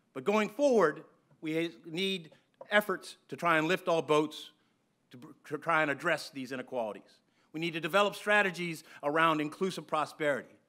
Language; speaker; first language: English; native; English